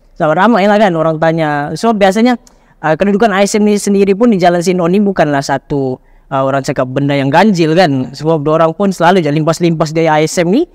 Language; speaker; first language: Malay; native; Malay